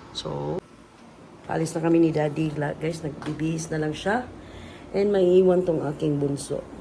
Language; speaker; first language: Filipino; native; Filipino